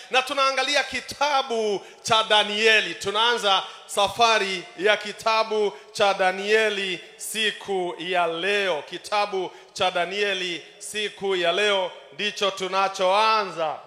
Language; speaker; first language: Swahili; non-native, local second language; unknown